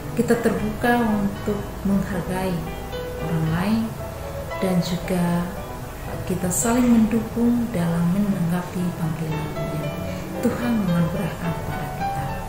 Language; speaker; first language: Indonesian; non-native, local second language; Tetum